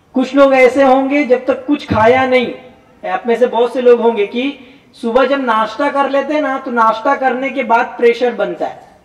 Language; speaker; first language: Hindi; non-native, local second language; Gujarati